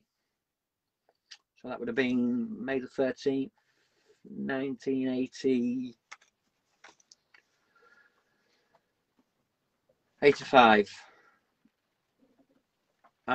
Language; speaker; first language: English; native; English